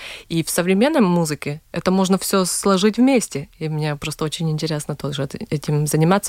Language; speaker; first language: Russian; non-native, local second language; Latvian